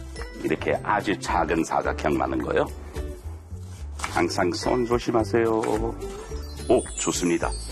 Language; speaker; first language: Korean; non-native, fluent; English